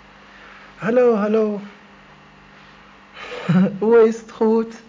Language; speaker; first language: Dutch; non-native, learner; Arabic